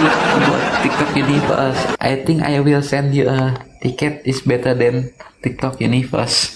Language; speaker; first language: English; non-native, learner; Indonesian